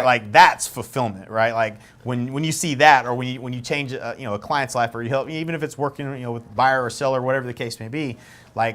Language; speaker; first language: English; native; English